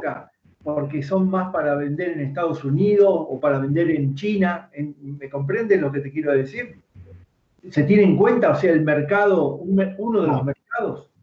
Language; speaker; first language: Spanish; native; Spanish